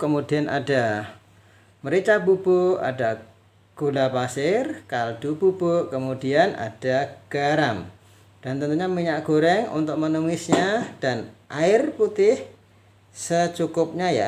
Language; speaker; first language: Indonesian; native; Indonesian